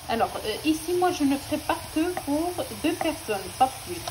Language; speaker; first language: French; non-native, local second language; Arabic